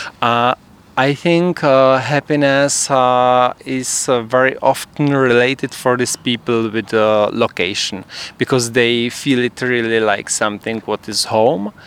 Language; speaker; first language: English; non-native, fluent; Czech